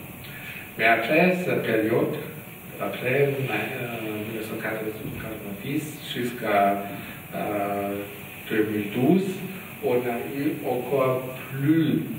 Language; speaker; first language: French; non-native, learner; German